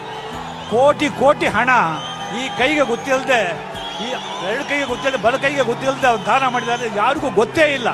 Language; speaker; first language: Kannada; non-native, local second language; Marathi